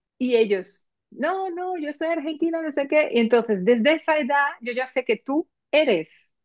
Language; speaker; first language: Spanish; early bilingual, heritage; Spanish